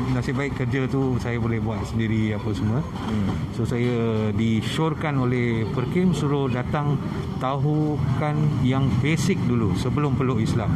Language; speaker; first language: Malay; non-native, local second language; Tamil